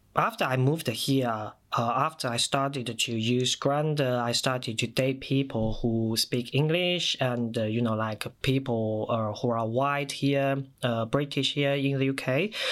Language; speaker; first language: English; non-native, fluent; Chinese